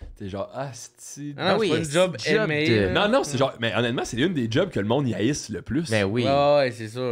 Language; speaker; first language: French; native; French